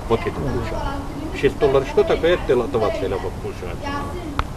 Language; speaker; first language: Russian; non-native, learner; Azerbaijani